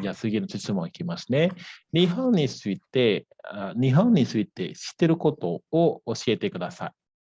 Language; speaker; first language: Japanese; non-native, fluent; Indonesian